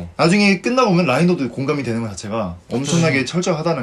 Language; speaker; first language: Korean; native; Korean